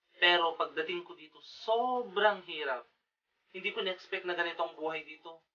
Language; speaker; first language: Filipino; non-native, local second language; Iloko